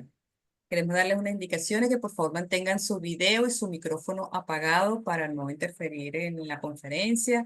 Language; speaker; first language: Spanish; native; Spanish